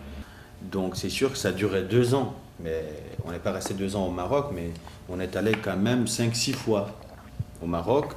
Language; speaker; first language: French; non-native, fluent; Kurdish